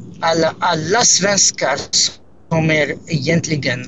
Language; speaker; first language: Swedish; non-native, fluent; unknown